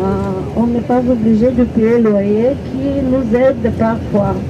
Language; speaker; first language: French; non-native, fluent; Bulgarian